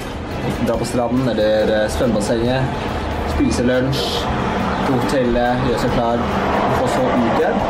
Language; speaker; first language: Norwegian; native; Norwegian